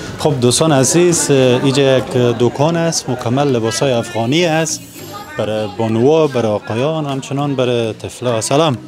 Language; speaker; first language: Persian; non-native, local second language; Pashto